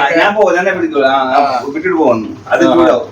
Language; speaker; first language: Malayalam; non-native, learner; Kannada